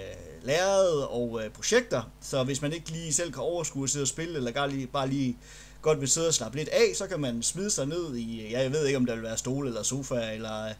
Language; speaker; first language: Danish; native; Danish